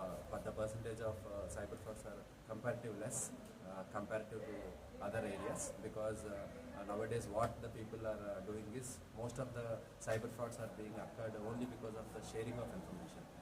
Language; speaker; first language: English; non-native, local second language; Telugu